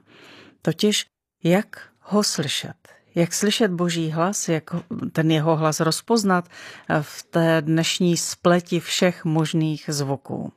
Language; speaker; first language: Czech; native; Czech